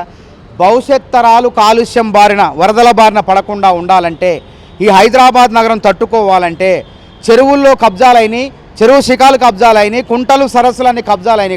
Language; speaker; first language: Telugu; native; Telugu